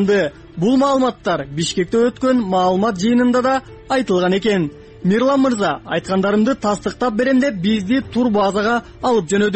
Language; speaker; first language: Kyrgyz; native; Kyrgyz